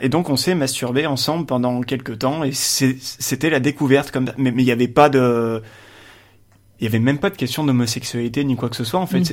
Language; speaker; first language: French; native; French